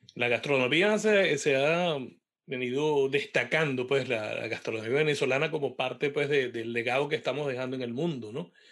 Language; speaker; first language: Spanish; native; Spanish